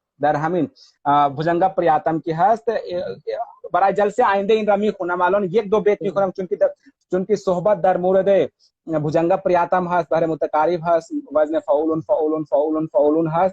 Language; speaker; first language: Persian; non-native, fluent; Hindi